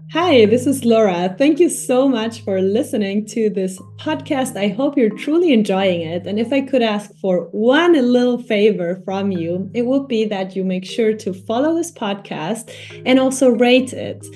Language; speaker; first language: English; non-native, fluent; Spanish